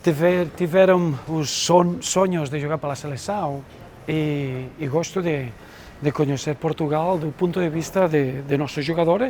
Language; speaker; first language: Portuguese; non-native, fluent; Spanish